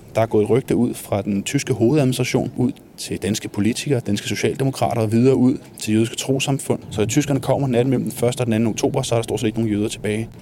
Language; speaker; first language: Danish; native; Danish